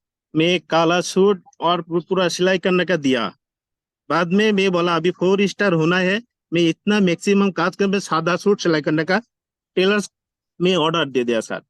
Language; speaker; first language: Hindi; non-native, learner; Bangla